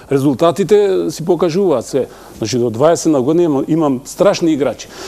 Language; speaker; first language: Macedonian; non-native, local second language; Albanian